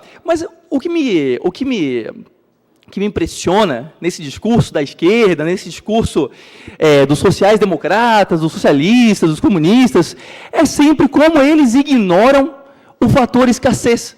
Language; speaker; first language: Portuguese; native; Portuguese